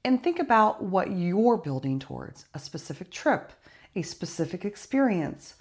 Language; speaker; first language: English; native; English